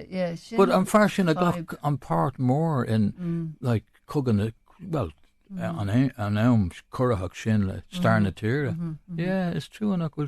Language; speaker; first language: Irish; non-native, local second language; English